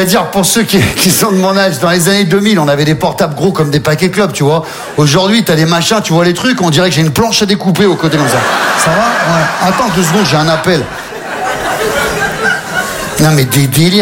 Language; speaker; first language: French; native; French